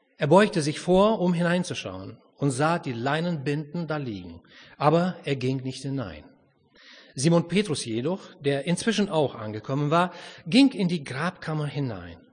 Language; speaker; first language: German; non-native, fluent; Romanian